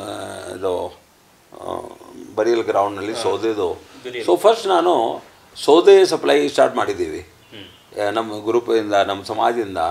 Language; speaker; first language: Kannada; non-native, learner; Hindi